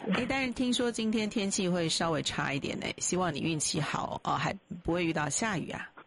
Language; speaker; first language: Chinese; native; Chinese